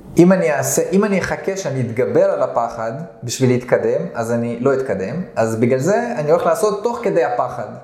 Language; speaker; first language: Hebrew; early bilingual, other home language; Russian